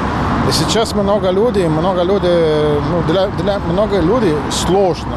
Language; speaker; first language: Russian; non-native, learner; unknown